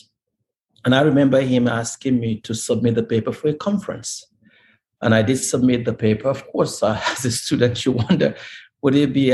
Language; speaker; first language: English; non-native, local second language; Igbo